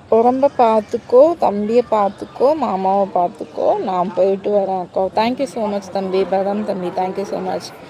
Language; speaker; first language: Tamil; non-native, local second language; Telugu